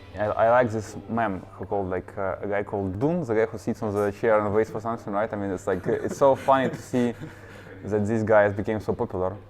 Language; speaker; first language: English; non-native, fluent; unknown